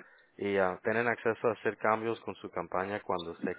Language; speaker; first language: Spanish; early bilingual, heritage; Spanish